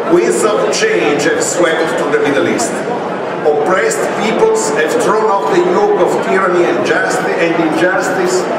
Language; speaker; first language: English; non-native, fluent; Italian